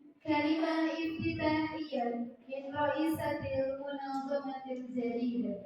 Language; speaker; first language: Arabic; non-native, learner; Indonesian